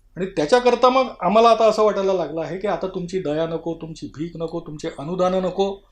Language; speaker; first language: Marathi; native; Marathi